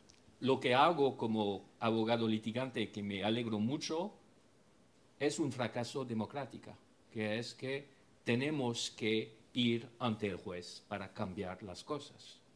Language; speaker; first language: Spanish; non-native, fluent; French